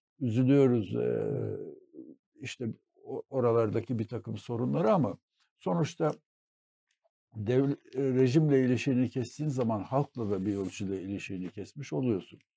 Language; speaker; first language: Turkish; native; Turkish